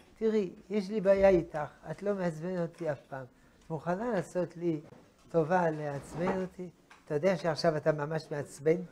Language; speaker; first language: Hebrew; non-native, fluent; French